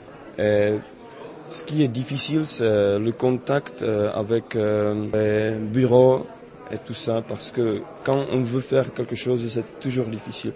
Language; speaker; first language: French; non-native, fluent; Czech